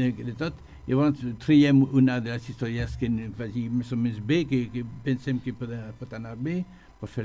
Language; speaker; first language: Catalan; non-native, learner; French